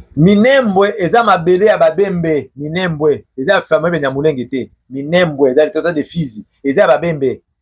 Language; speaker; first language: Lingala; non-native, local second language; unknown